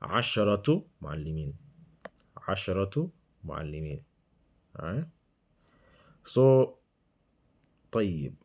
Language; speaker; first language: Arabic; non-native, fluent; English